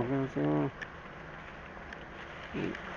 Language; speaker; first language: Indonesian; non-native, learner; Bangla